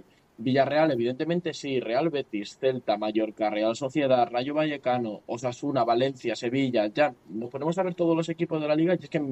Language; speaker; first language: Spanish; native; Spanish